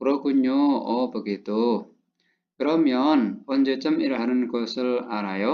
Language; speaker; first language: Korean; non-native, fluent; Indonesian